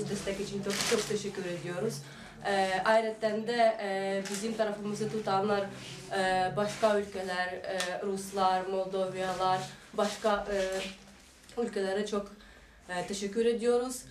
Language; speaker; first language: Turkish; non-native, fluent; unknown